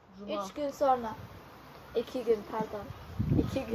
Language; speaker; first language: Turkish; early bilingual, heritage; Turkish